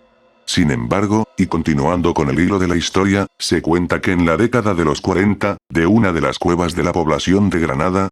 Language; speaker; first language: Spanish; native; Spanish